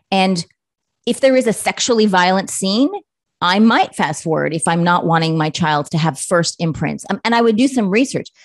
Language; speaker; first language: English; native; English